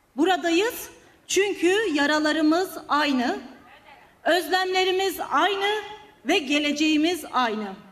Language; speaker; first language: Turkish; non-native, local second language; Kurdish